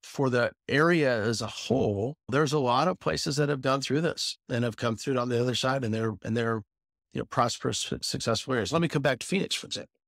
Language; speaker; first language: English; native; English